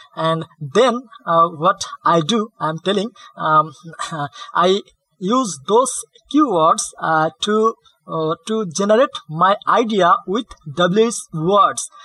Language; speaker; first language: English; non-native, learner; Bangla